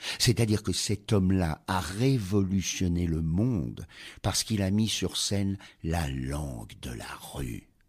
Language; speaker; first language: French; native; French